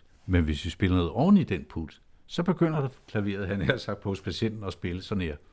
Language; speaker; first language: Danish; native; Danish